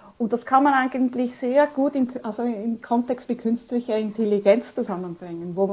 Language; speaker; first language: German; early bilingual, other home language; Spanish